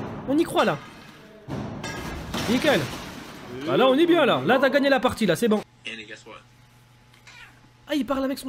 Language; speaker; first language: French; native; French